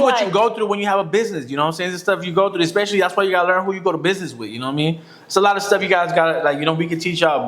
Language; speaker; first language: English; native; English